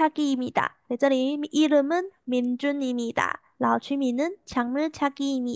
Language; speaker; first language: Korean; non-native, fluent; Chinese